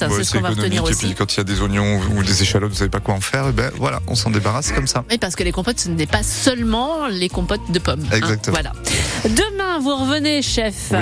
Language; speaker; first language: French; native; French